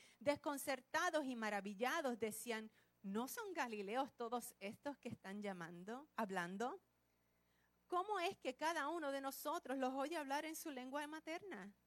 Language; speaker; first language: Spanish; early bilingual, heritage; Spanish